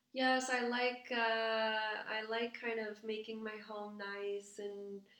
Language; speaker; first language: English; native; English